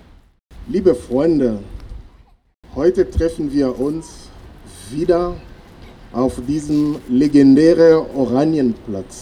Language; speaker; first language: German; non-native, fluent; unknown